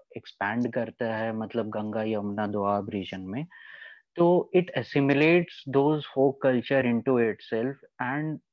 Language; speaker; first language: Hindi; native; Hindi